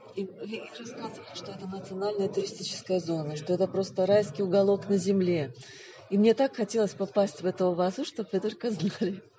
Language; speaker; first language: Russian; native; Russian